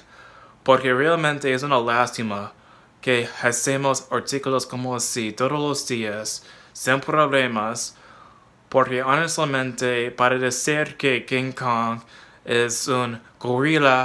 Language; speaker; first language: Spanish; non-native, fluent; English